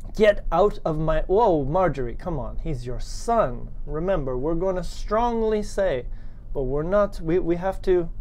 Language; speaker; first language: English; native; English